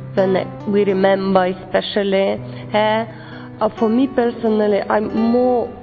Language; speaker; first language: English; non-native, learner; Lithuanian